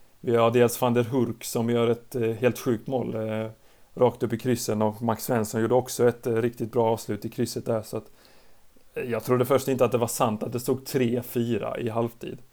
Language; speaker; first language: Swedish; native; Swedish